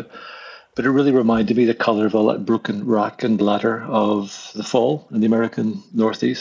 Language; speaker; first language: English; native; English